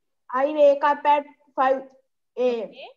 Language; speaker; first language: English; non-native, learner; Sinhala